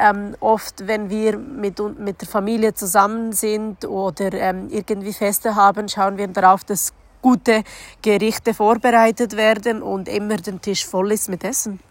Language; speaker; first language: German; non-native, fluent; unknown